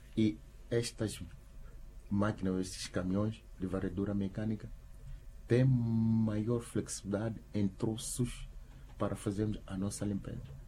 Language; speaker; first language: Portuguese; non-native, local second language; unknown